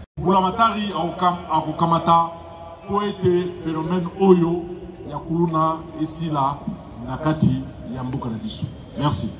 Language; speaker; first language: Lingala; native; Lingala